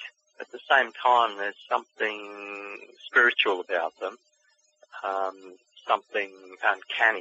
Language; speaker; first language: English; native; English